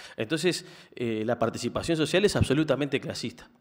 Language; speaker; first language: Spanish; native; Spanish